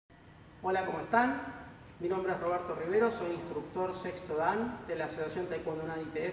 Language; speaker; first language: Spanish; native; Spanish